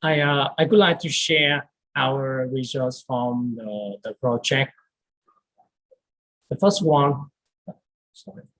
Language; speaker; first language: English; non-native, learner; Vietnamese